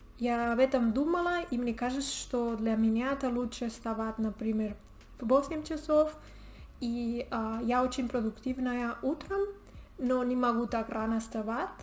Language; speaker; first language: Russian; non-native, learner; Spanish